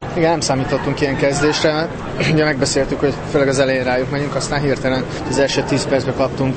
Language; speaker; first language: Hungarian; native; Hungarian